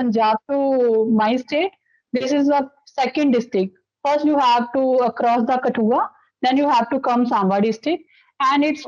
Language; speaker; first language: English; non-native, local second language; Dogri